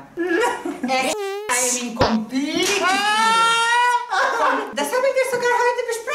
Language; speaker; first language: German; non-native, local second language; Italian